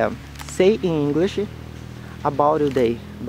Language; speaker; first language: English; non-native, learner; Portuguese